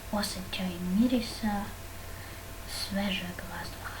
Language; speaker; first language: Bosnian; native; Bosnian